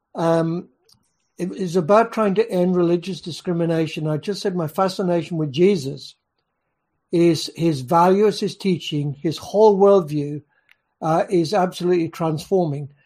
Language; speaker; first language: English; native; English